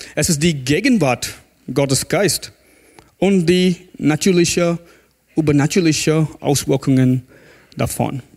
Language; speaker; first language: German; non-native, fluent; English